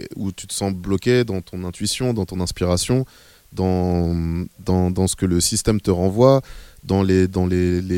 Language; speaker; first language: French; native; French